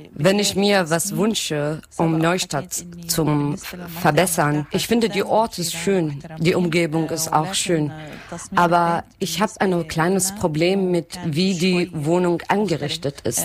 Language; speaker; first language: German; non-native, learner; Arabic